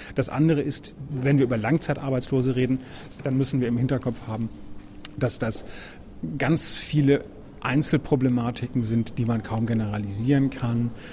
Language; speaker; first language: German; native; German